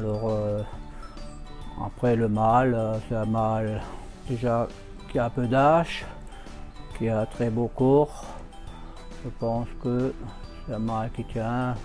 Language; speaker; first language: French; native; French